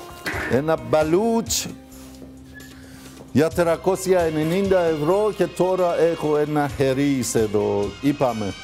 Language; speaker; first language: Greek; non-native, fluent; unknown